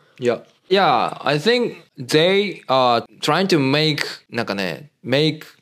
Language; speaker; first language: English; non-native, learner; Japanese